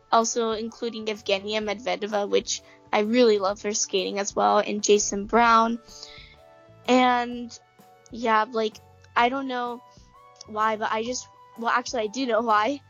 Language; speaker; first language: English; early bilingual, other home language; Japanese